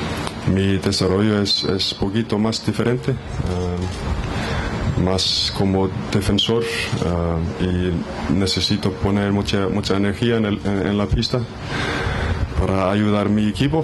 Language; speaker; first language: Spanish; non-native, fluent; Icelandic